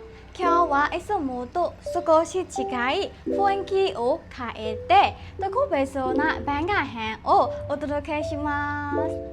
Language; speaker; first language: Japanese; non-native, learner; Burmese